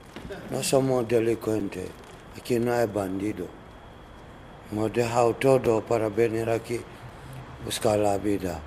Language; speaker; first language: Spanish; non-native, learner; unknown